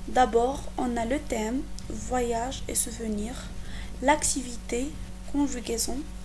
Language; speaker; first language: French; non-native, local second language; Arabic